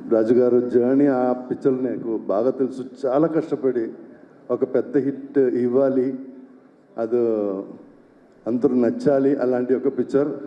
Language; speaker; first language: Telugu; non-native, local second language; Malayalam